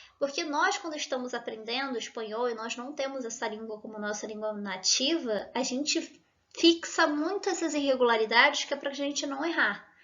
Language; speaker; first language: Portuguese; native; Portuguese